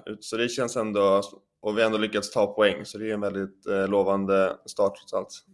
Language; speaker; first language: Swedish; native; Swedish